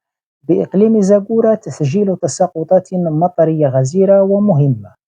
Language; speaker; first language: Arabic; native; Arabic